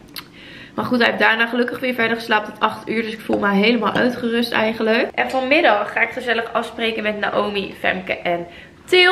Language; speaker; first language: Dutch; native; Dutch